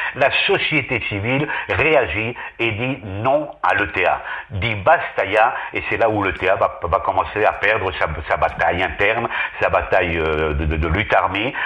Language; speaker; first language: French; native; French